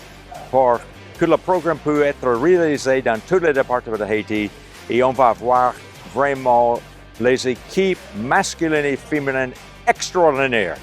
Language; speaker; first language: French; non-native, local second language; Haitian Creole